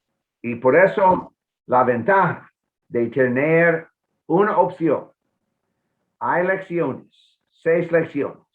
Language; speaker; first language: Spanish; non-native, fluent; English